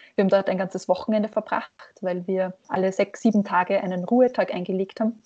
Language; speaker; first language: German; native; German